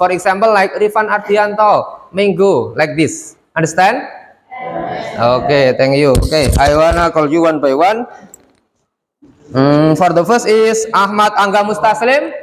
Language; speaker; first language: English; non-native, fluent; Indonesian